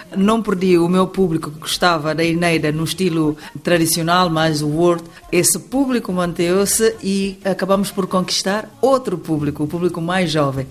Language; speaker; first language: Portuguese; non-native, local second language; Upper Guinea Crioulo